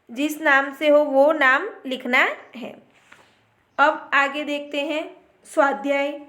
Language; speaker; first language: Hindi; non-native, local second language; Gujarati